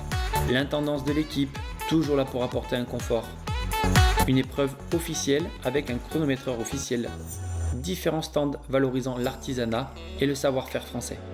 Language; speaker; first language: French; native; French